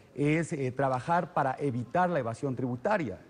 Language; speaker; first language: Spanish; native; Spanish